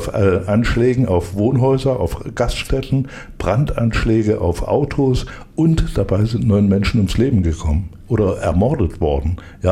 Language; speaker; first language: German; native; German